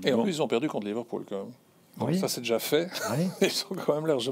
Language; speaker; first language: French; native; French